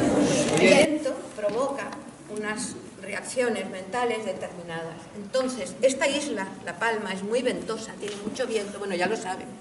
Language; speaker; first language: Spanish; native; Spanish